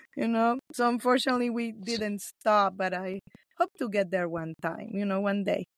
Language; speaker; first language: English; non-native, fluent; Spanish